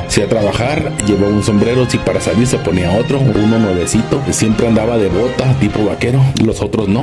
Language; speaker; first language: Spanish; native; Spanish